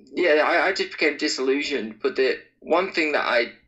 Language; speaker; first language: English; native; English